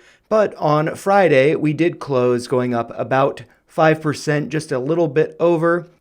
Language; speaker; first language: English; native; English